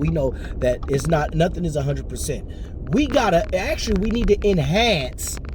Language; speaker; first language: English; native; English